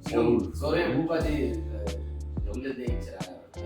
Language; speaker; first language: Korean; non-native, fluent; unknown